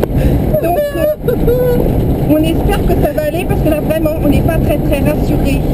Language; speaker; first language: French; native; French